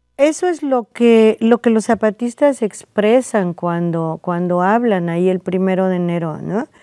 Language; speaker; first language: Spanish; native; Spanish